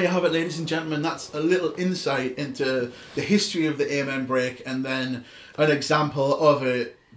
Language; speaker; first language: English; native; English